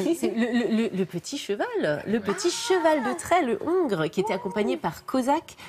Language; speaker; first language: French; native; French